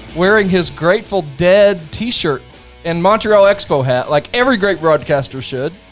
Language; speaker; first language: English; native; English